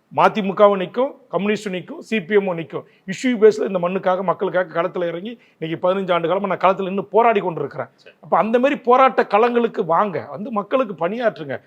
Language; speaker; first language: Tamil; native; Tamil